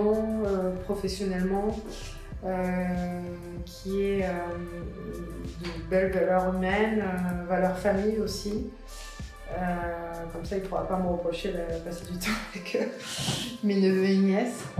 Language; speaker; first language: French; early bilingual, other home language; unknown